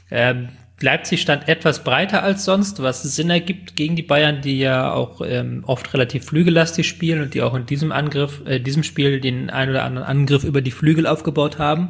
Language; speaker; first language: German; native; German